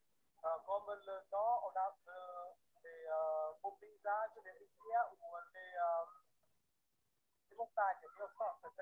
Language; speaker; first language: French; non-native, fluent; Vietnamese